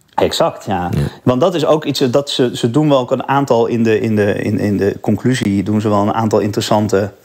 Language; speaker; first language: Dutch; native; Dutch